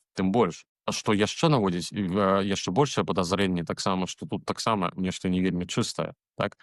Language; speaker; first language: Belarusian; native; Belarusian